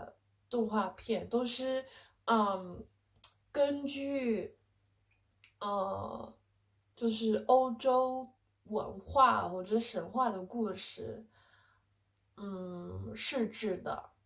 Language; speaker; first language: Chinese; non-native, fluent; English